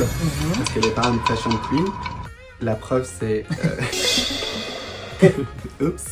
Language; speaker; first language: French; non-native, fluent; Spanish